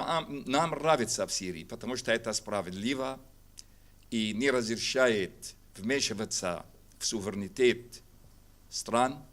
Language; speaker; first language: Russian; non-native, fluent; Arabic